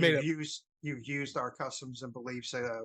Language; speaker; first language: English; native; English